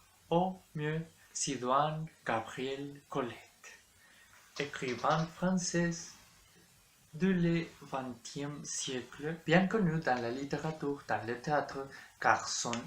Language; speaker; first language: French; non-native, learner; Spanish